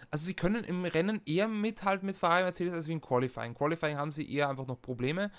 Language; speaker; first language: German; native; German